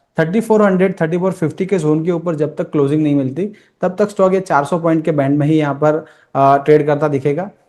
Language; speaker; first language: Hindi; non-native, local second language; Gujarati